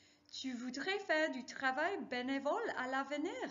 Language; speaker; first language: French; non-native, fluent; English